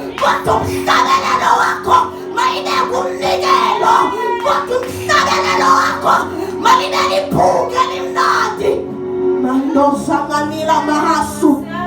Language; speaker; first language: Zulu; non-native, local second language; Xhosa